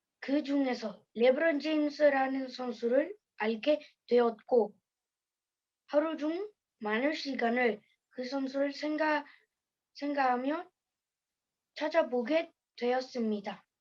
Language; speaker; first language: Korean; early bilingual, heritage; Korean